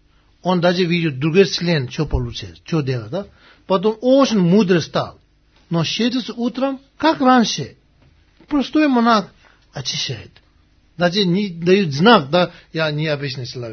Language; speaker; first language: Russian; non-native, learner; Tibetan